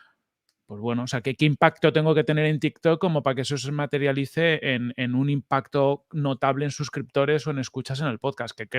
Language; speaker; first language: Spanish; native; Spanish